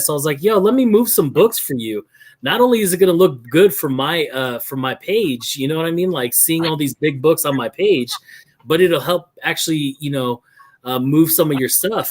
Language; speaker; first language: English; native; English